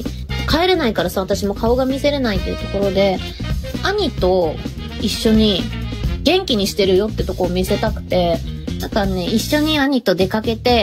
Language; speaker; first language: Japanese; native; Japanese